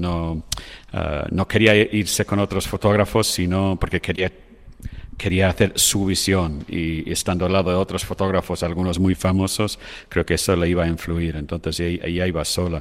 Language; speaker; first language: Spanish; non-native, fluent; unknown